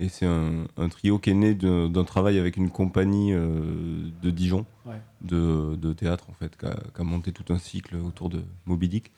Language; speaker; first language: French; native; French